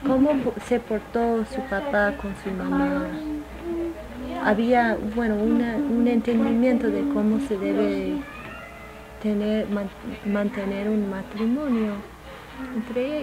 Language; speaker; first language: Spanish; non-native, fluent; English